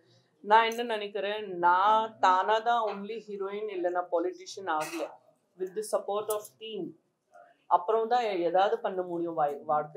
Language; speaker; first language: Tamil; non-native, local second language; Gujarati